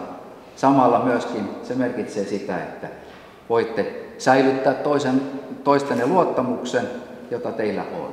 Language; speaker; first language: Finnish; native; Finnish